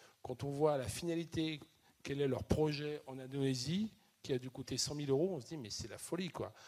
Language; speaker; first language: French; native; French